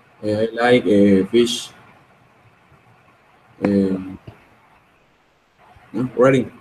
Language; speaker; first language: English; non-native, learner; Spanish